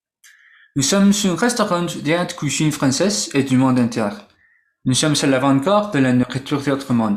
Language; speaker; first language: French; non-native, learner; Spanish